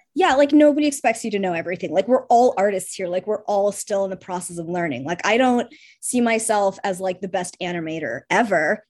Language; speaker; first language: English; early bilingual, heritage; Russian